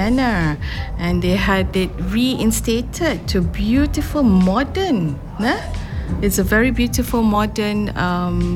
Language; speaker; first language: English; non-native, local second language; Malay